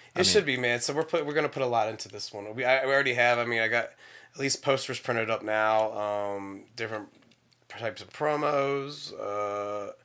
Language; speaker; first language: English; native; English